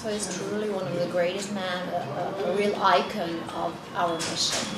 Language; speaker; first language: English; non-native, fluent; Albanian